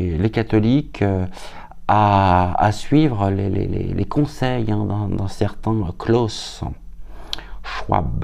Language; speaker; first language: French; native; French